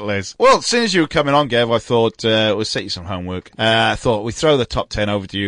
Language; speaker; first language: English; native; English